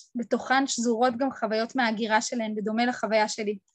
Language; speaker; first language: Hebrew; non-native, fluent; Russian